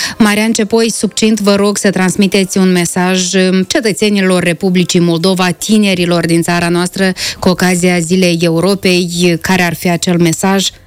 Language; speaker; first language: Romanian; native; Romanian